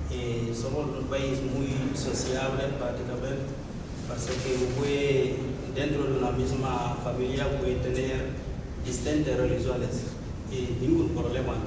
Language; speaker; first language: Spanish; non-native, learner; Wolof